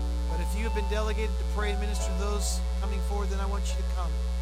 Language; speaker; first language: English; native; English